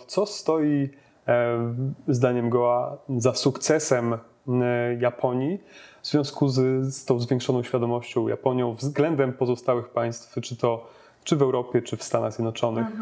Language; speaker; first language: Polish; native; Polish